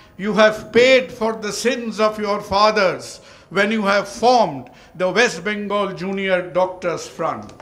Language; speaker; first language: English; non-native, local second language; Bangla